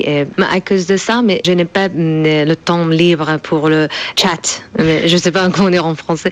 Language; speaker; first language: French; non-native, learner; Persian